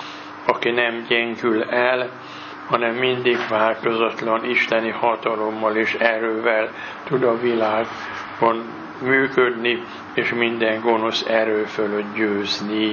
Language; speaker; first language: Hungarian; native; Hungarian